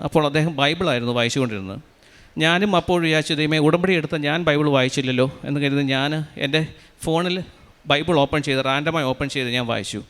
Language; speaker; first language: Malayalam; native; Malayalam